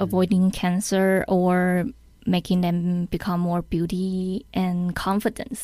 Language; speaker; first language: English; non-native, learner; Chinese